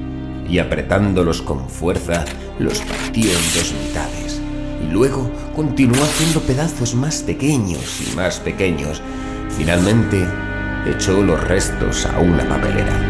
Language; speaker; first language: Spanish; native; Spanish